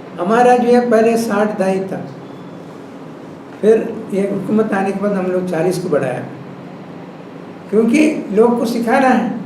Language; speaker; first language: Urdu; non-native, local second language; Malayalam